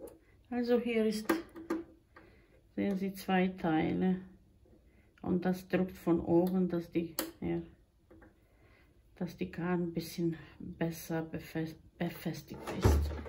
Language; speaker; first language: German; non-native, fluent; Croatian